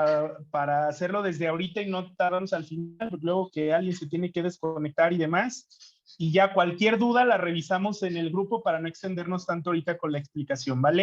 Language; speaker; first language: Spanish; native; Spanish